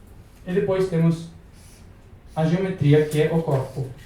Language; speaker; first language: Portuguese; non-native, learner; Spanish